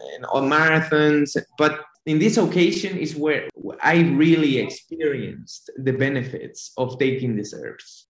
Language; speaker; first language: English; non-native, fluent; Spanish